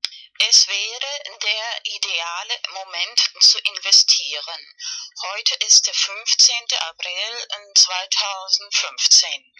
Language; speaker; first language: German; non-native, fluent; Spanish